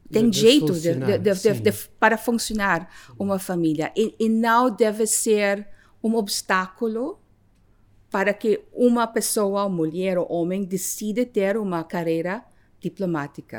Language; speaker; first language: Portuguese; non-native, learner; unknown